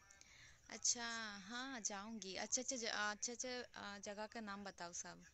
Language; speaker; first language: Hindi; non-native, local second language; Bangla